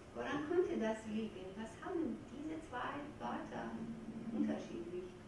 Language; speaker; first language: German; non-native, fluent; Georgian